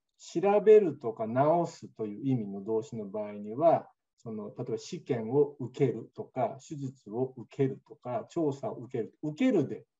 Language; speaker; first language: Japanese; native; Japanese